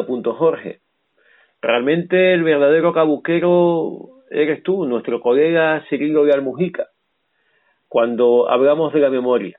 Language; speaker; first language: Spanish; native; Spanish